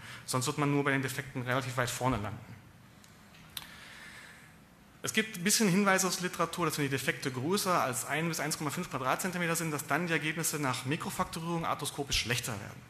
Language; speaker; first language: German; native; German